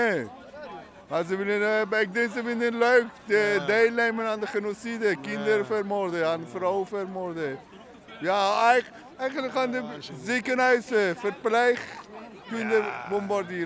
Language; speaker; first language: Dutch; non-native, learner; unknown